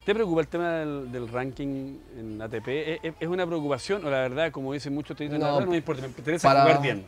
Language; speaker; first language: Spanish; native; Spanish